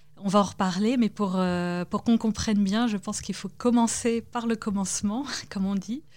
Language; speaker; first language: French; native; French